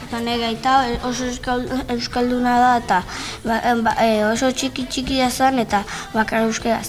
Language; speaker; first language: Basque; non-native, local second language; Catalan